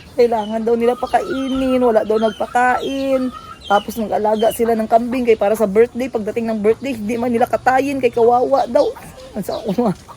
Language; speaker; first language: Filipino; non-native, local second language; Hiligaynon